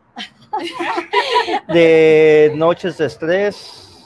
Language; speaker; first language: Spanish; early bilingual, heritage; Spanish